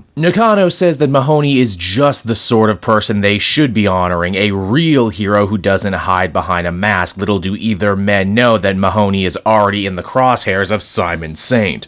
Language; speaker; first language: English; native; English